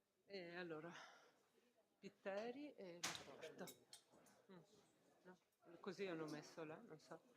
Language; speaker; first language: Italian; native; Italian